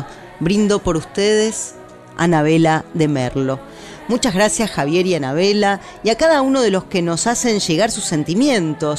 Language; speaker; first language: Spanish; native; Spanish